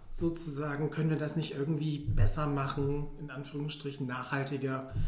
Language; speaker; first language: German; early bilingual, other home language; Filipino